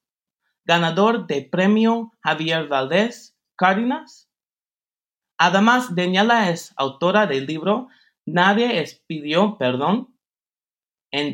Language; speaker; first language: Spanish; non-native, fluent; English